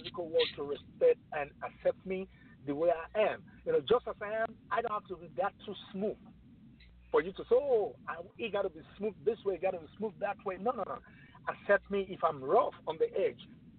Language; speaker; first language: English; non-native, local second language; Yoruba